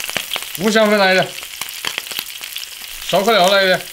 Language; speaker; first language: Chinese; native; Chinese